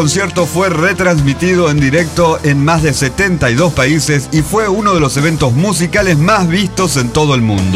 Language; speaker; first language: Spanish; native; Spanish